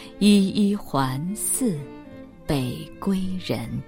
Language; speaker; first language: Chinese; native; Chinese